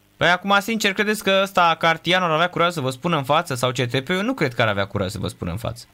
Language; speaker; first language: Romanian; native; Romanian